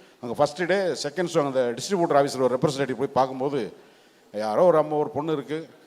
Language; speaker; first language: Tamil; native; Tamil